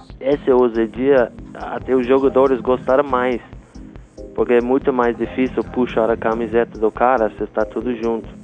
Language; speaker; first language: Portuguese; non-native, fluent; English